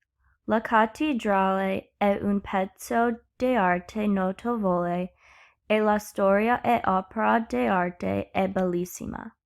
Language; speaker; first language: Italian; non-native, learner; English